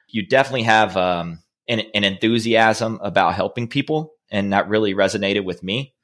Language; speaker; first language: English; native; English